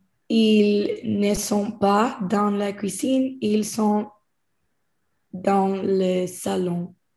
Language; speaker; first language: French; non-native, learner; English